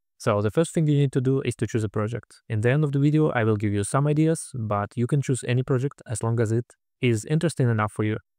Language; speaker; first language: English; non-native, fluent; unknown